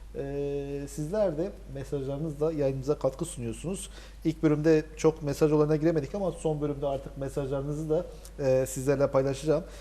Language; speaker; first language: Turkish; native; Turkish